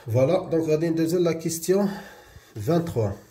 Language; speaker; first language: French; non-native, local second language; Arabic